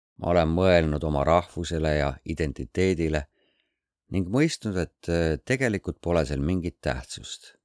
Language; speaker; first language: Estonian; non-native, fluent; Korean